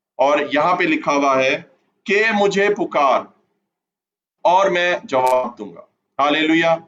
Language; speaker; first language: Urdu; non-native, local second language; Punjabi